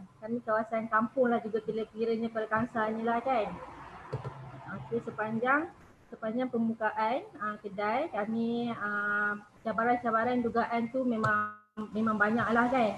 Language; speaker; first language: Malay; native; Malay